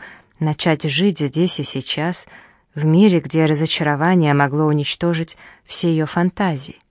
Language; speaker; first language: Russian; native; Russian